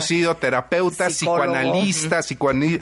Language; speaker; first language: Spanish; native; Spanish